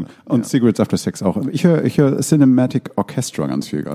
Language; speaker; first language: German; native; German